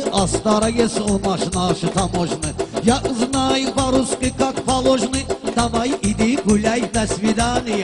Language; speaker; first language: Russian; non-native, learner; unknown